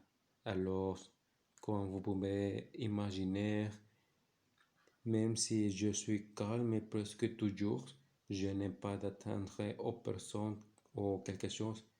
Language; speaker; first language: French; non-native, learner; Spanish